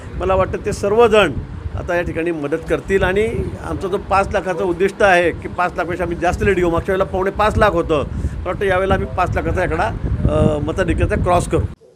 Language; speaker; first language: Marathi; native; Marathi